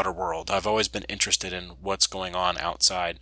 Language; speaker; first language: English; native; English